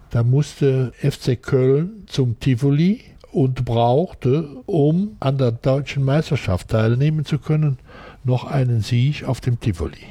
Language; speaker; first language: German; native; German